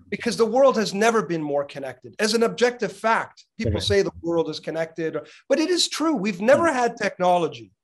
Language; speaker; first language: English; native; English